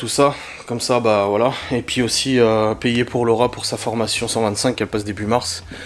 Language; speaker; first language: French; native; French